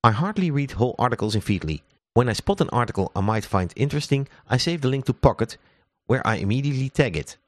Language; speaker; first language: English; non-native, fluent; Dutch